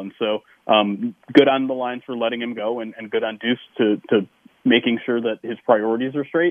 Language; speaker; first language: English; native; English